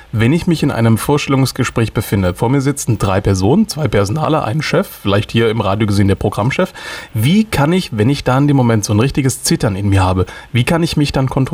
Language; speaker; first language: German; native; German